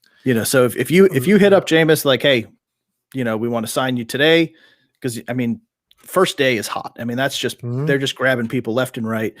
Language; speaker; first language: English; native; English